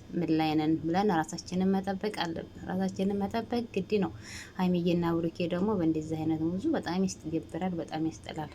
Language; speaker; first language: Amharic; native; Amharic